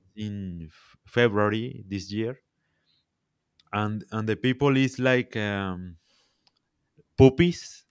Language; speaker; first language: English; non-native, learner; Spanish